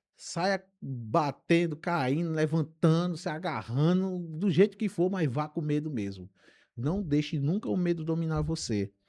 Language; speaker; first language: Portuguese; native; Portuguese